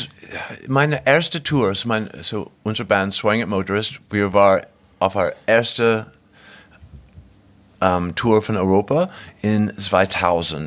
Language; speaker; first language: German; non-native, fluent; English